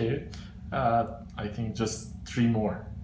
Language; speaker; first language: English; non-native, fluent; Persian